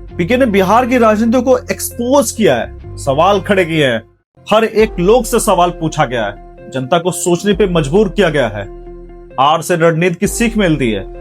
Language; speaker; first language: Hindi; native; Hindi